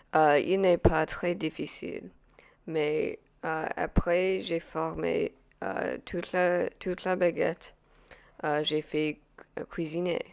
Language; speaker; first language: French; non-native, learner; English